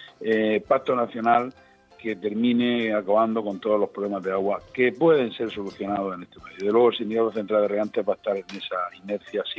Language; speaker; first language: Spanish; native; Spanish